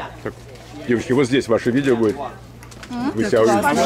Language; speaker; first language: Russian; native; Russian